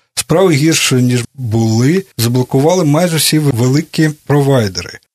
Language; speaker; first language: Ukrainian; non-native, local second language; Russian